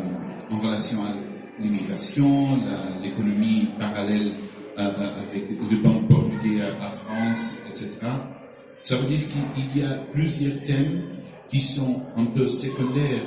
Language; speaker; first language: French; non-native, fluent; Portuguese